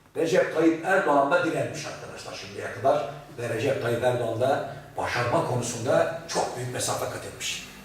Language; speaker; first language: Turkish; native; Turkish